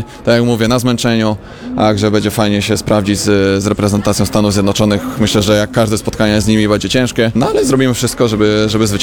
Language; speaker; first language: Polish; native; Polish